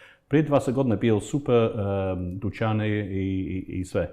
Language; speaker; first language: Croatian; non-native, fluent; English